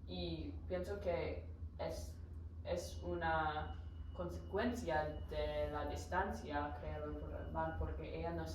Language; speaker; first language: Spanish; non-native, learner; English